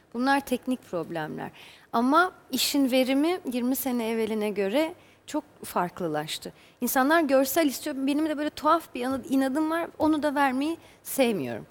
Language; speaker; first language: Turkish; native; Turkish